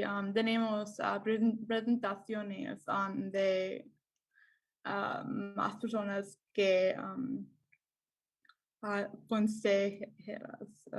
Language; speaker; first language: Spanish; non-native, learner; English